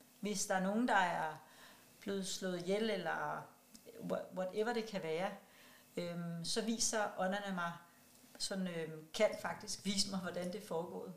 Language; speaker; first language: Danish; non-native, local second language; Kalaallisut